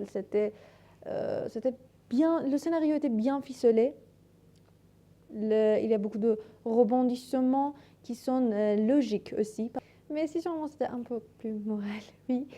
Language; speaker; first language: French; non-native, learner; Persian